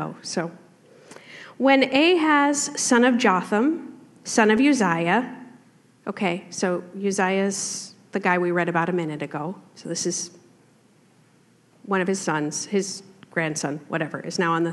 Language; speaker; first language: English; native; English